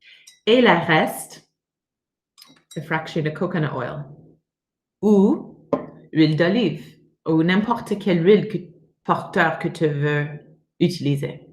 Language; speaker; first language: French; non-native, learner; English